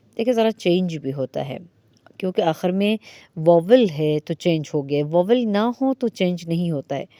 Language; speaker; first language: Urdu; non-native, fluent; Persian